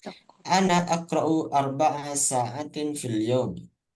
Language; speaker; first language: Arabic; non-native, fluent; Indonesian